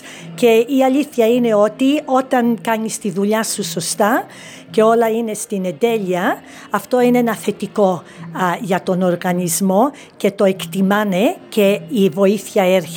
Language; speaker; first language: Greek; early bilingual, heritage; Greek